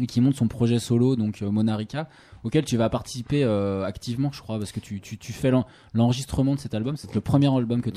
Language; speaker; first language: French; native; French